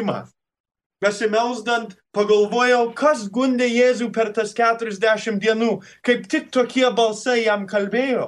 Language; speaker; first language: Lithuanian; early bilingual, heritage; Lithuanian